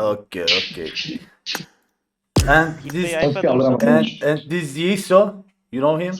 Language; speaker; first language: English; non-native, learner; Turkish